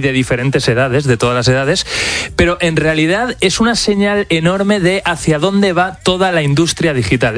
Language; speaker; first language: Spanish; native; Spanish